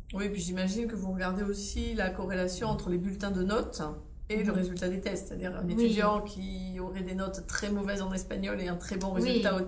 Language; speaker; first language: French; native; French